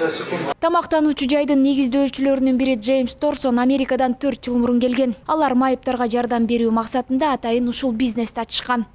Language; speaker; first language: Kyrgyz; native; Kyrgyz